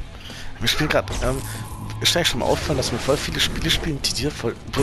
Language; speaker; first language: German; native; German